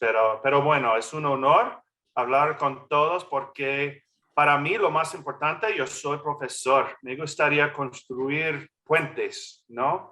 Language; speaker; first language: Spanish; non-native, fluent; English